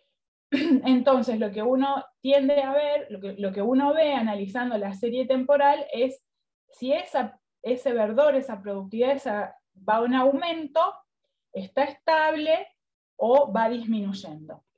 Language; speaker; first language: Spanish; native; Spanish